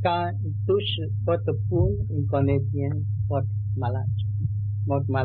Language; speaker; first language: French; non-native, learner; Vietnamese